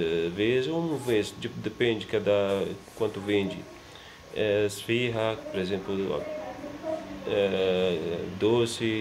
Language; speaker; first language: Portuguese; non-native, learner; Arabic